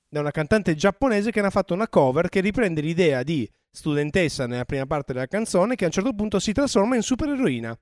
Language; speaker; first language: Italian; native; Italian